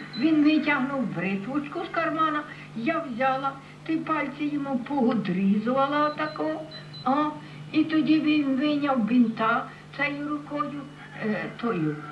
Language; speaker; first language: Ukrainian; native; Ukrainian